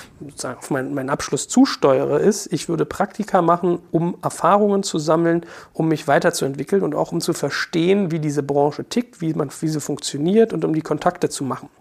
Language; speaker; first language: German; native; German